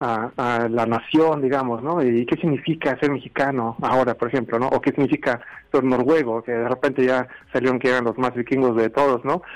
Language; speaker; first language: Spanish; non-native, fluent; Swedish